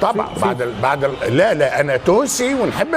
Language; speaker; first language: Arabic; native; Arabic